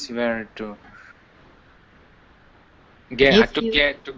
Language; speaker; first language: English; non-native, learner; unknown